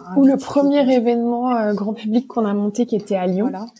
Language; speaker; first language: French; native; French